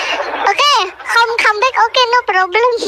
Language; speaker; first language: English; non-native, learner; Vietnamese